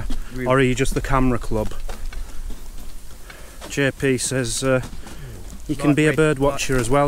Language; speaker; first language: English; native; English